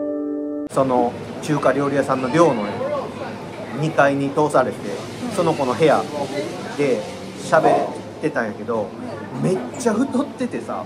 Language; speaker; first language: Japanese; native; Japanese